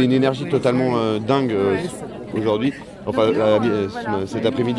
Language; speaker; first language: French; native; French